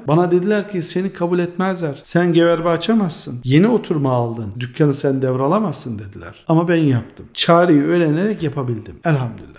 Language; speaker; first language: Turkish; early bilingual, heritage; Turkish